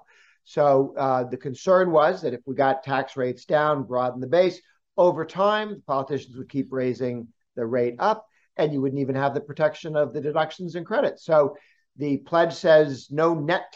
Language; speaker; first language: English; native; English